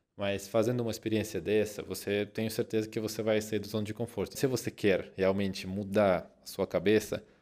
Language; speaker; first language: Portuguese; non-native, fluent; Russian